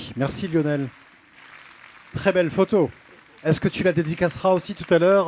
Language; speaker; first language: French; native; French